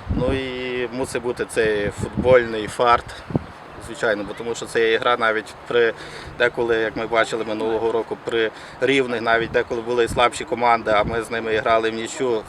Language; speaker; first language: Ukrainian; native; Ukrainian